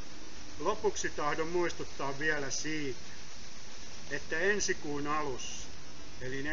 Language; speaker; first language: Finnish; native; Finnish